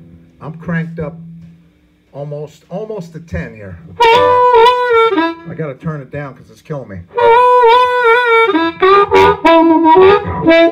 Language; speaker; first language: English; native; English